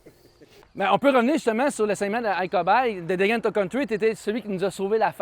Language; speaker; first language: French; native; French